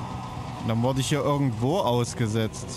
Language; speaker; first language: German; native; German